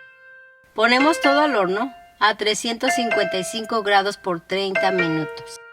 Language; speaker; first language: Spanish; native; Spanish